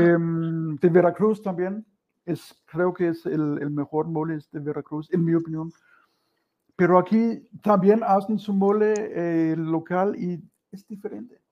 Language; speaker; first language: Spanish; non-native, fluent; Danish